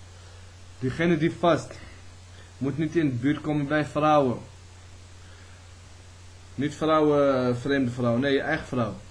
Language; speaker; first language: Dutch; early bilingual, other home language; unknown